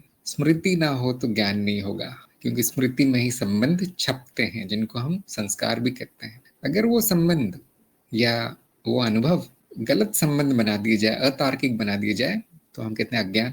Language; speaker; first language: Hindi; native; Hindi